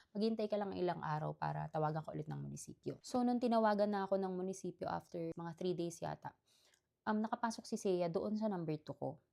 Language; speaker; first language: Filipino; native; Filipino